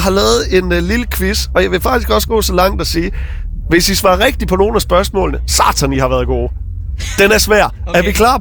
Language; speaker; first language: Danish; native; Danish